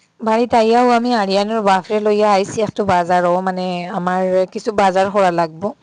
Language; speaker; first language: Bangla; native; Bangla